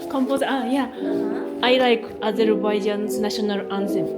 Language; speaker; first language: English; non-native, learner; Japanese